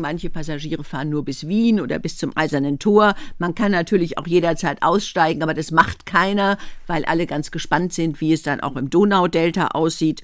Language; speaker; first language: German; native; German